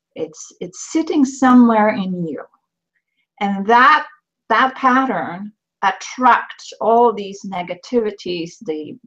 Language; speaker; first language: English; non-native, fluent; Swedish